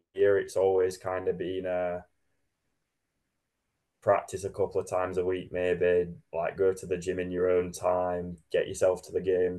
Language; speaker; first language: English; native; English